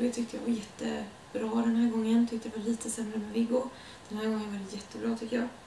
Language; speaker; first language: Swedish; native; Swedish